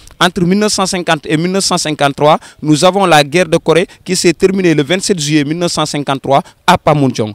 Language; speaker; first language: French; non-native, local second language; Wolof